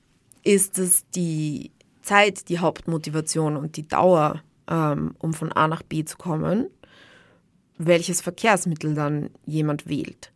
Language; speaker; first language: German; native; German